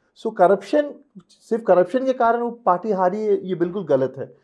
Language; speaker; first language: Hindi; non-native, local second language; Telugu